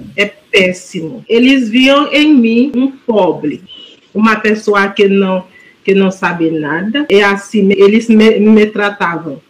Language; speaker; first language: Portuguese; non-native, fluent; Haitian Creole